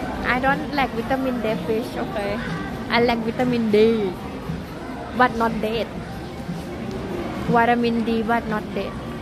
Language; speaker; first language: English; non-native, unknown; Thai